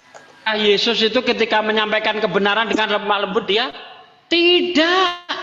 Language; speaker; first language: Indonesian; native; Indonesian